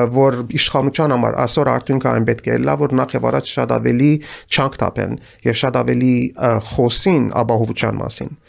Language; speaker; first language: Armenian; native; Armenian